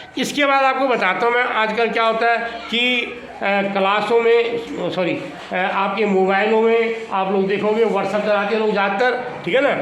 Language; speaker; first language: Hindi; native; Hindi